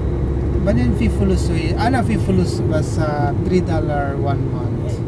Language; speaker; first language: Arabic; non-native, learner; Filipino